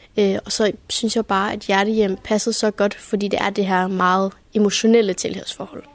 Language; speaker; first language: Danish; early bilingual, heritage; Danish